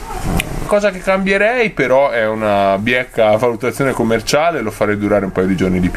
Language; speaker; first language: Italian; native; Italian